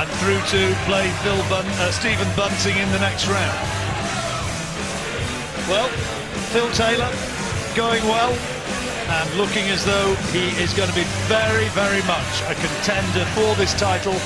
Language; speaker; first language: English; native; English